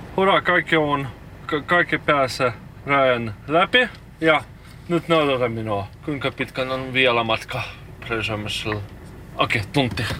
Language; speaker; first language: Finnish; non-native, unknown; Russian